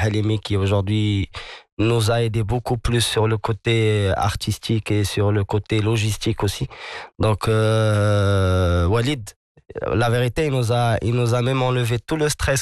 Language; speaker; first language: French; non-native, local second language; Arabic